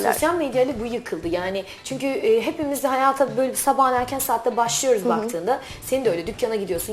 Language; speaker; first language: Turkish; native; Turkish